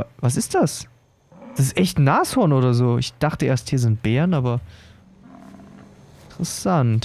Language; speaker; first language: German; native; German